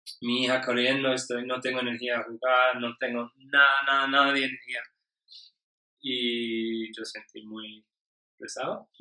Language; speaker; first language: Spanish; non-native, learner; English